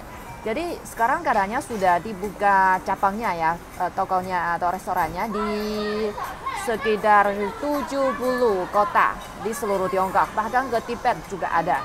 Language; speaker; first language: Indonesian; non-native, fluent; Chinese